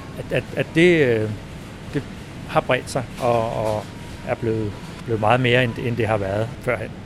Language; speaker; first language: Danish; native; Danish